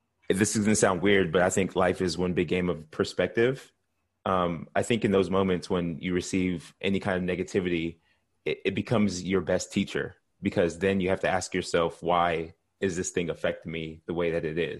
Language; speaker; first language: English; native; English